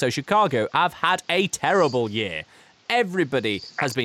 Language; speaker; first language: English; native; English